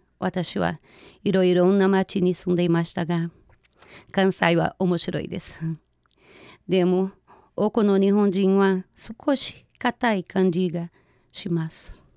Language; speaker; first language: Japanese; non-native, fluent; Portuguese